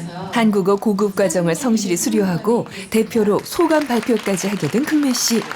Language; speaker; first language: Korean; native; Korean